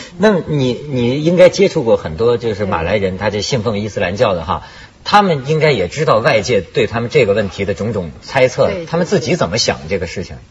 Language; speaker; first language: Chinese; native; Chinese